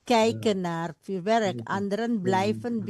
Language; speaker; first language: Dutch; non-native, fluent; Indonesian